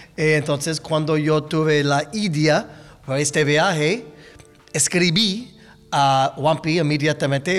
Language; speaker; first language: Spanish; non-native, learner; English